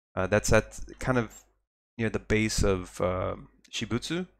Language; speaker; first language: English; native; English